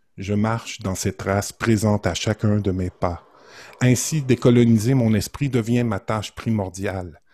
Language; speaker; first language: French; native; French